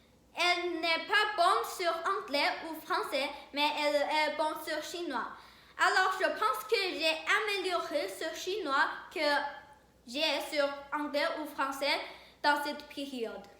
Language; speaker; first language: French; non-native, learner; Chinese